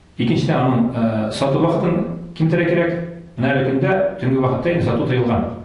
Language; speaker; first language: Tatar; native; Tatar